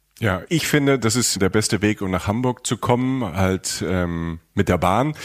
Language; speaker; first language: German; native; German